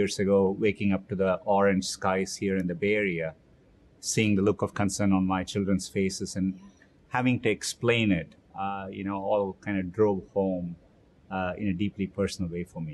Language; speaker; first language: English; non-native, local second language; Tamil